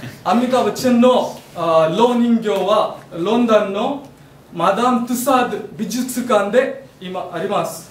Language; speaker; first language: Japanese; non-native, learner; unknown